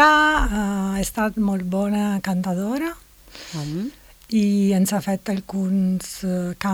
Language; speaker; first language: Catalan; non-native, fluent; Italian